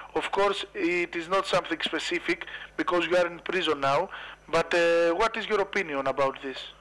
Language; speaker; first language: English; non-native, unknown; Greek